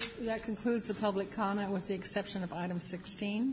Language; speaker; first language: English; native; English